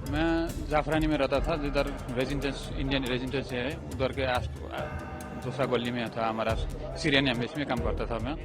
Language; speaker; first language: Hindi; non-native, fluent; Nepali